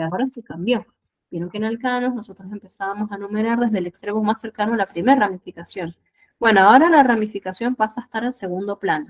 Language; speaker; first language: Spanish; native; Spanish